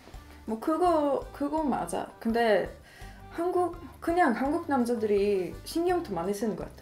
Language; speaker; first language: Korean; non-native, fluent; Swedish